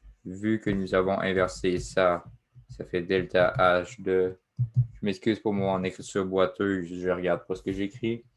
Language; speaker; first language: French; native; French